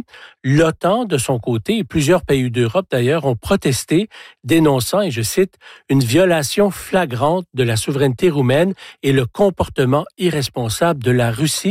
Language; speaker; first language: French; native; French